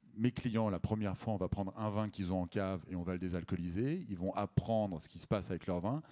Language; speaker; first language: French; native; French